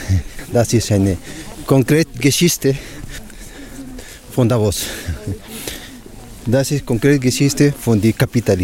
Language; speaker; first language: German; non-native, learner; Spanish